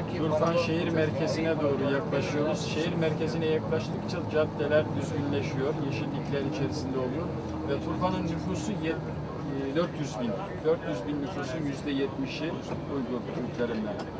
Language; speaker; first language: Turkish; native; Turkish